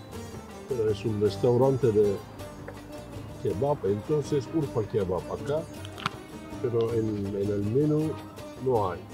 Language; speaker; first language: Spanish; non-native, fluent; Turkish